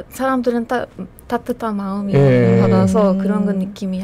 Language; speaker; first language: Korean; non-native, fluent; Persian